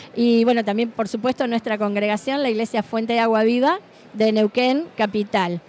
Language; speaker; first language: Spanish; native; Spanish